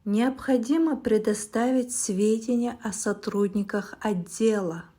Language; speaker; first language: Russian; non-native, local second language; Kazakh